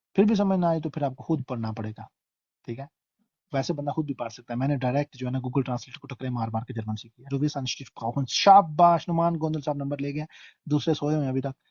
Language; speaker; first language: Urdu; non-native, local second language; Punjabi